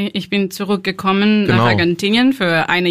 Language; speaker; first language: German; non-native, learner; Spanish